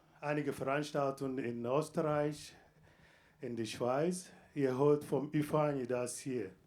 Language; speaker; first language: German; non-native, fluent; Igbo